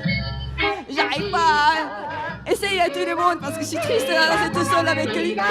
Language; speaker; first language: French; non-native, fluent; Japanese